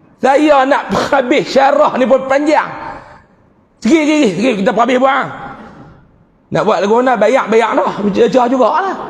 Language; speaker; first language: Malay; native; Malay